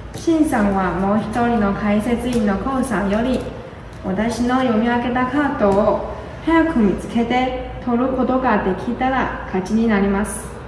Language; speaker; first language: Japanese; non-native, learner; Chinese